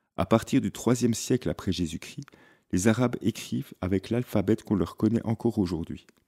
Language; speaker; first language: French; native; French